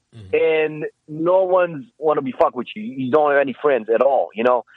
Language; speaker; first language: English; non-native, fluent; Hebrew